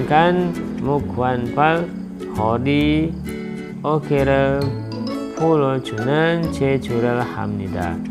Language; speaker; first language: Korean; non-native, fluent; Indonesian